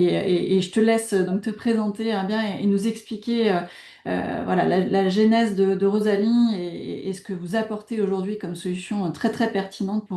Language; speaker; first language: French; native; French